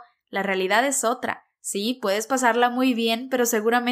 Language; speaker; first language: Spanish; native; Spanish